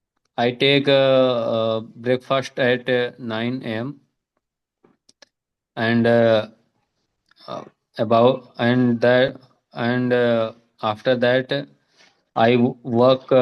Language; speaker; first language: English; non-native, learner; Hindi